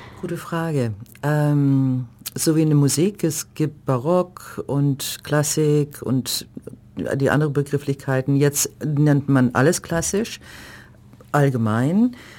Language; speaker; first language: German; non-native, fluent; English